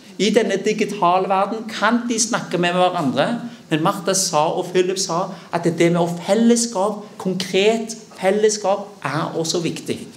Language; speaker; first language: Norwegian; early bilingual, other home language; Vietnamese